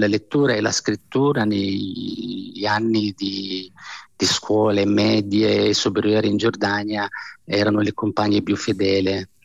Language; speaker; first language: Italian; non-native, fluent; Arabic